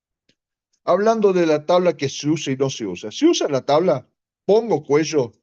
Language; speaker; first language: Spanish; native; Spanish